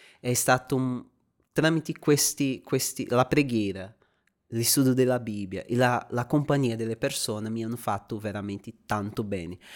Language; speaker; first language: Italian; non-native, fluent; Portuguese